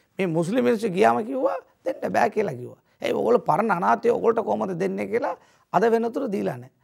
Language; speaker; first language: Sinhala; non-native, local second language; Tamil